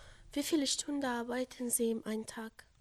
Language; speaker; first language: German; non-native, learner; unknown